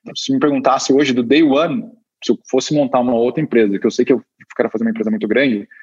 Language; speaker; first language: Portuguese; native; Portuguese